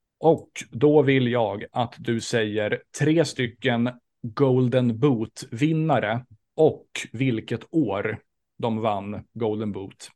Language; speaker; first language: Swedish; native; Swedish